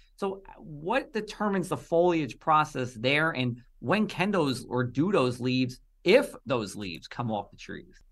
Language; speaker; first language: English; native; English